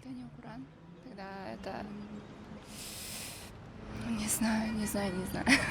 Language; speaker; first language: Russian; non-native, local second language; Kyrgyz